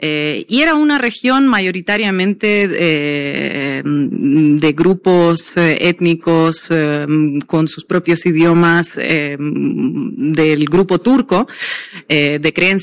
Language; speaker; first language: Spanish; non-native, fluent; Russian